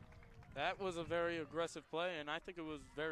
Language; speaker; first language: English; native; English